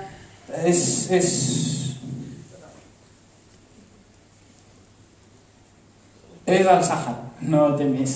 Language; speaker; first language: Catalan; early bilingual, other home language; Arabic